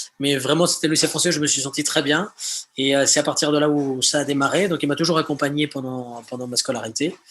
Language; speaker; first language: French; early bilingual, heritage; French